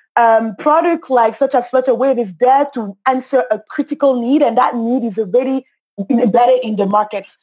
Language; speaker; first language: English; non-native, local second language; French